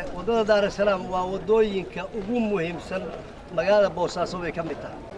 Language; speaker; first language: Somali; native; Somali